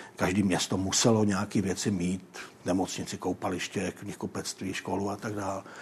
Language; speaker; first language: Czech; native; Czech